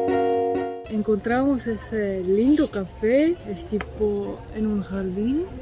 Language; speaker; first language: Spanish; non-native, fluent; Estonian